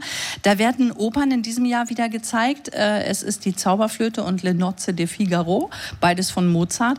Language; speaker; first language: German; native; German